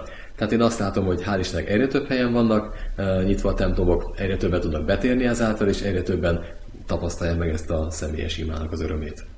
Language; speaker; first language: Hungarian; native; Hungarian